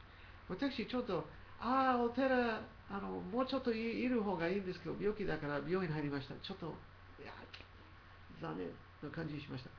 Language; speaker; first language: Japanese; non-native, learner; English